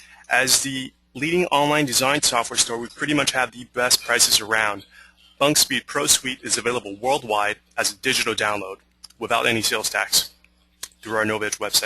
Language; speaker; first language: English; native; English